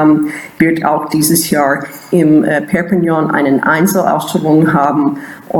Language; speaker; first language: German; non-native, fluent; English